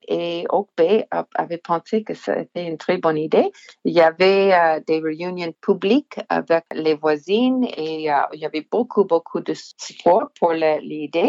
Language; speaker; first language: French; non-native, local second language; English